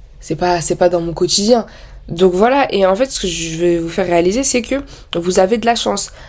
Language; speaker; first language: French; native; French